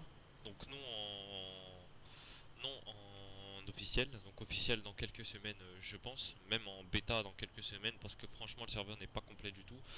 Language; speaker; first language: French; native; French